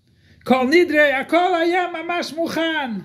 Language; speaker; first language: Hebrew; non-native, fluent; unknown